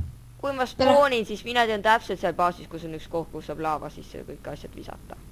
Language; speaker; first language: Estonian; native; Estonian